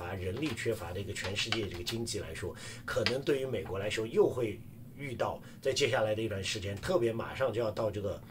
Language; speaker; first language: Chinese; native; Chinese